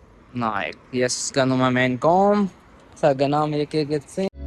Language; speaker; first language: Armenian; non-native, learner; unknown